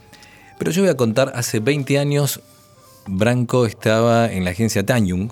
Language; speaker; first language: Spanish; native; Spanish